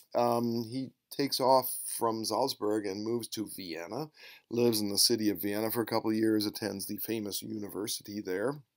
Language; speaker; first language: English; native; English